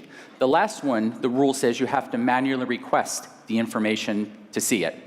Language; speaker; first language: English; native; English